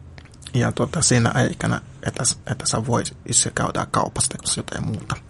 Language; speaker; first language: Finnish; non-native, fluent; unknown